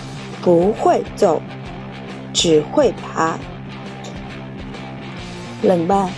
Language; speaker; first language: Chinese; non-native, fluent; Vietnamese